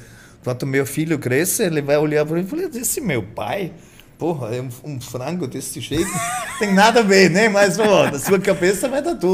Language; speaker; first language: Portuguese; non-native, fluent; German